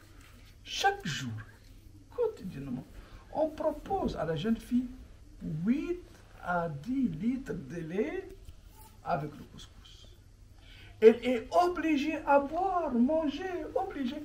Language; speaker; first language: French; non-native, local second language; Arabic